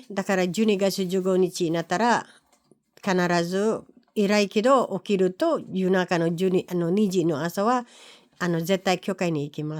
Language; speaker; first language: Japanese; non-native, learner; Filipino